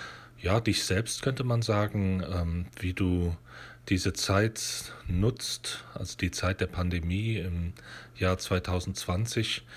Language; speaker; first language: German; native; German